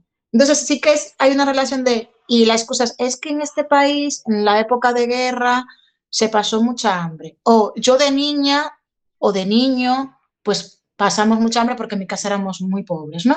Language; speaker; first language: Spanish; native; Spanish